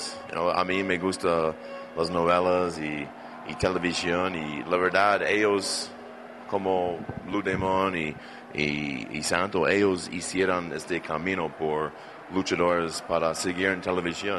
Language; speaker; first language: Spanish; non-native, fluent; English